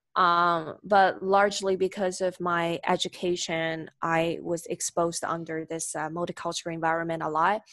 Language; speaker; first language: English; non-native, fluent; Chinese